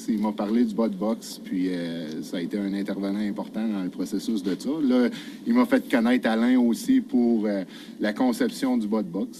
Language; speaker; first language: French; native; French